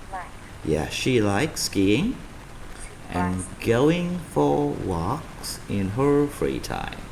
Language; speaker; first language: English; non-native, fluent; Vietnamese